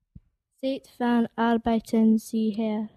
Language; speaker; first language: German; non-native, learner; English